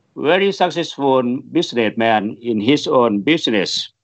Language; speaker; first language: English; non-native, fluent; Thai